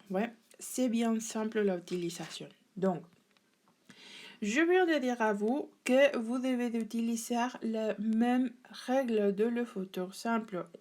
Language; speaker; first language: French; non-native, learner; Spanish